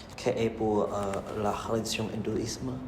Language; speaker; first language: French; non-native, learner; Khmer